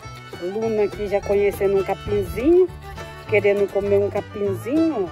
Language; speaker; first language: Portuguese; native; Portuguese